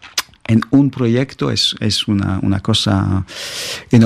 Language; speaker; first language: Spanish; non-native, fluent; French